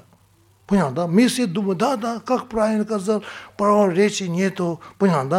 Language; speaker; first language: Russian; non-native, fluent; Tibetan